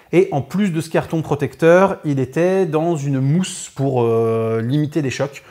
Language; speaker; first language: French; native; French